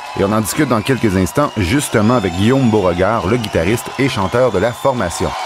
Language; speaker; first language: French; native; French